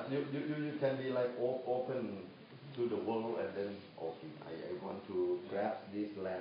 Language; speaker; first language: English; non-native, fluent; Thai